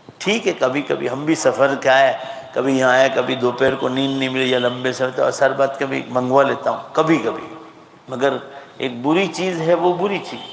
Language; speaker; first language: Urdu; non-native, local second language; Gujarati